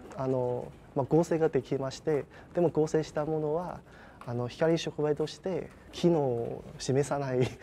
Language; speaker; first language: Japanese; non-native, fluent; Chinese